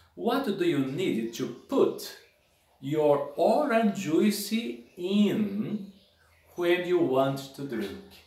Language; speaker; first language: English; non-native, fluent; Portuguese